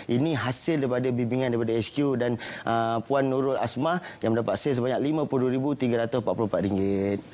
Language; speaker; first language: Malay; native; Malay